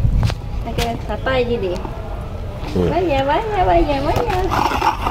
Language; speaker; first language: Chinese; non-native, learner; Lao